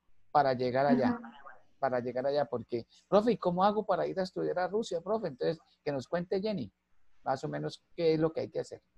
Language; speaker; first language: Spanish; native; Spanish